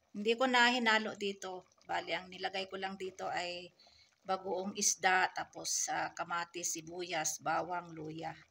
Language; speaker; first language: Filipino; non-native, local second language; Iloko